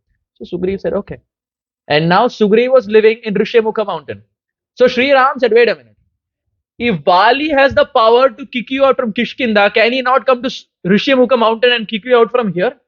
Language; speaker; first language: English; non-native, local second language; Hindi